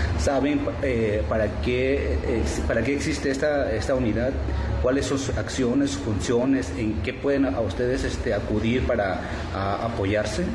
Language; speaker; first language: Spanish; non-native, local second language; Nahuatl languages